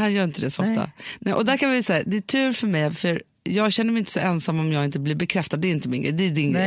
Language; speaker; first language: Swedish; native; Swedish